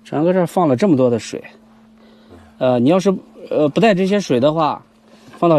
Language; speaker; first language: Chinese; native; Chinese